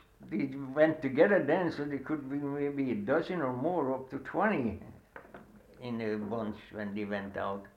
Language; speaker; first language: English; non-native, fluent; Swedish